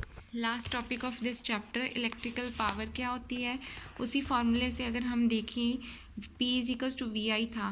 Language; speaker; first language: Hindi; native; Hindi